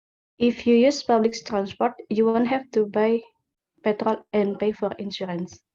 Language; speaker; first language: English; non-native, learner; Indonesian